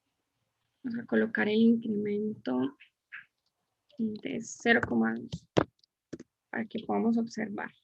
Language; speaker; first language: Spanish; native; Spanish